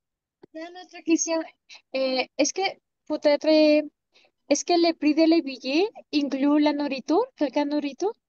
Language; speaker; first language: French; non-native, learner; English